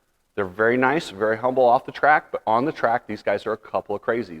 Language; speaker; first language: English; native; English